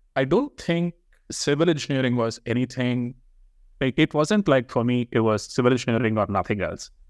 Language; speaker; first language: English; non-native, local second language; Telugu